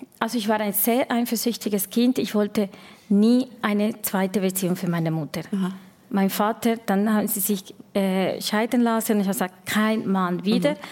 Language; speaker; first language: German; non-native, fluent; Spanish